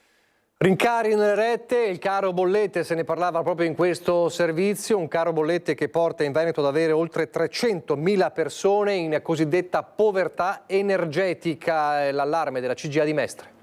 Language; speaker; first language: Italian; native; Italian